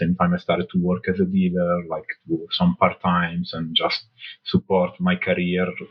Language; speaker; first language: English; non-native, fluent; Italian